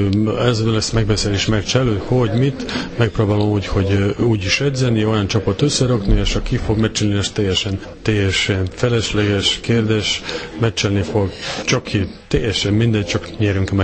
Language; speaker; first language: Hungarian; non-native, fluent; Serbian